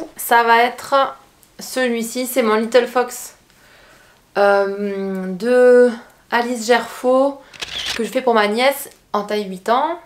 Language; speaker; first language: French; native; French